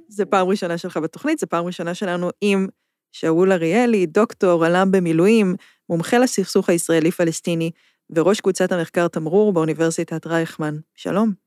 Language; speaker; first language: Hebrew; native; Hebrew